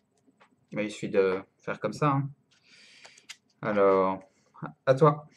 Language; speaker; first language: French; native; French